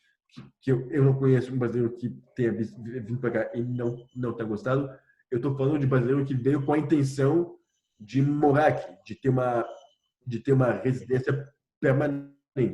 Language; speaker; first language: Portuguese; non-native, fluent; French